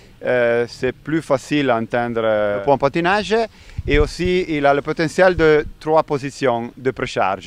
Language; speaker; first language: French; non-native, learner; Italian